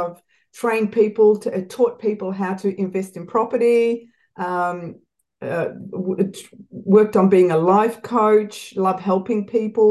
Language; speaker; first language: English; native; English